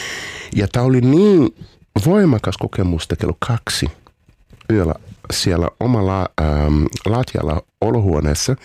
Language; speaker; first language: Finnish; non-native, learner; Portuguese